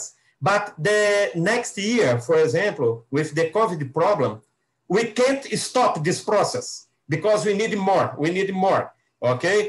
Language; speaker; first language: English; non-native, learner; Portuguese